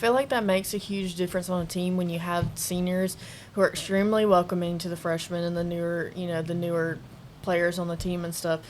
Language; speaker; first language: English; native; English